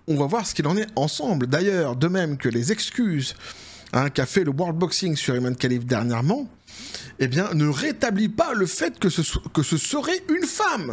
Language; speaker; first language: French; native; French